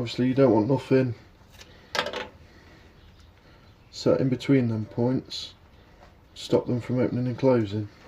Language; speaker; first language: English; native; English